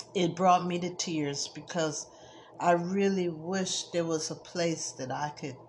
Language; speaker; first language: English; native; English